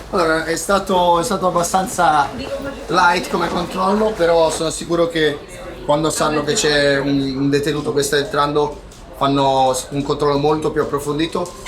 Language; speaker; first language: Italian; native; Italian